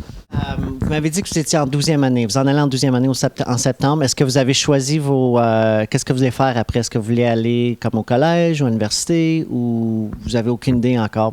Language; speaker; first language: French; native; French